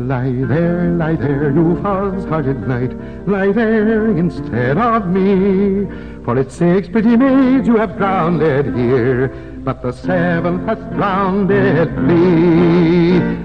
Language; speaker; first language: English; native; English